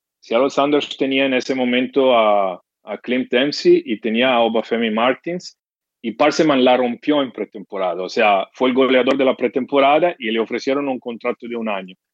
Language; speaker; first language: Spanish; non-native, fluent; English